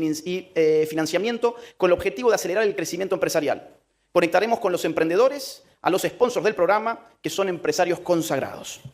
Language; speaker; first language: Spanish; native; Spanish